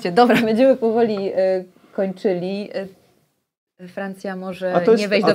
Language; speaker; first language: Polish; native; Polish